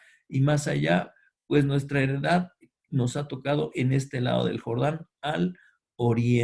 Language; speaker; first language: Spanish; native; Spanish